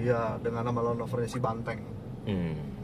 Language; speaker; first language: Indonesian; native; Indonesian